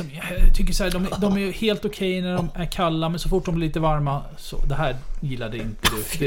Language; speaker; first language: Swedish; native; Swedish